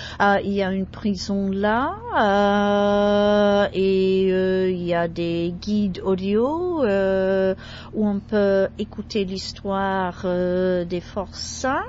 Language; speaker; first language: French; non-native, fluent; English